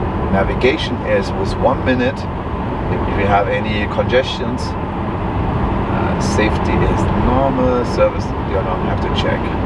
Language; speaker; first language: English; non-native, fluent; German